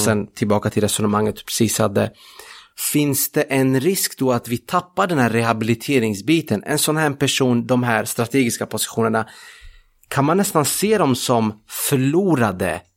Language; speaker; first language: Swedish; non-native, fluent; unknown